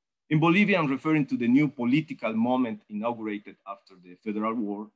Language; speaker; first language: English; non-native, fluent; Spanish